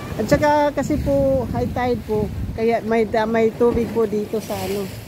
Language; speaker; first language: Filipino; non-native, local second language; Cebuano